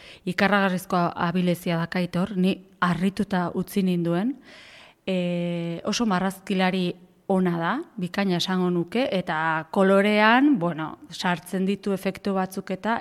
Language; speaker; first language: Basque; native; Basque